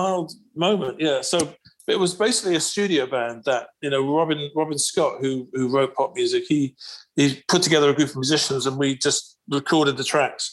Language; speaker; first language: English; native; English